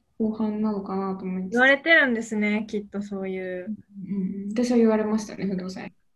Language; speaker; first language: Japanese; native; Japanese